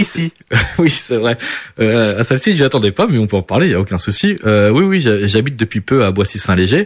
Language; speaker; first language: French; early bilingual, other home language; Portuguese